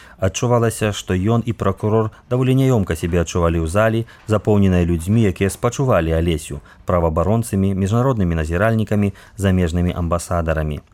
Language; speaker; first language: Belarusian; native; Belarusian